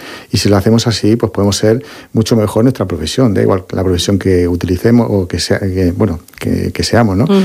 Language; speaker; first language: Spanish; native; Spanish